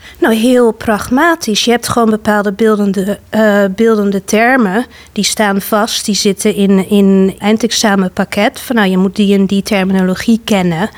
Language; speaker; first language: Dutch; native; Dutch